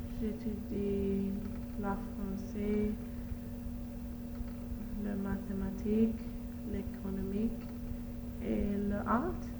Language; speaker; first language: French; non-native, learner; Arabic